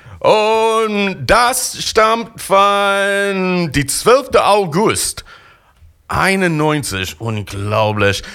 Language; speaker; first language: German; non-native, learner; English